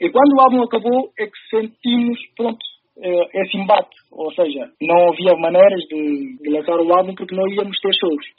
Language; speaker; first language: Portuguese; early bilingual, other home language; Upper Guinea Crioulo